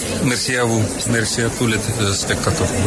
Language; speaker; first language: French; non-native, fluent; Ukrainian